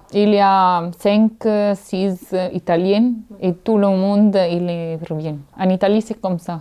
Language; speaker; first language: French; non-native, learner; Italian